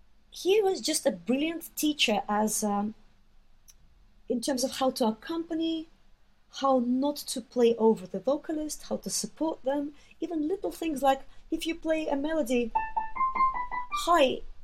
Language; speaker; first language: English; non-native, fluent; Russian